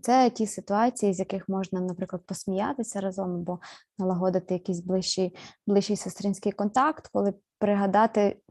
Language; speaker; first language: Ukrainian; native; Ukrainian